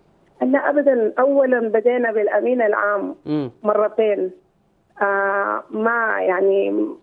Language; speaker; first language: Arabic; native; Arabic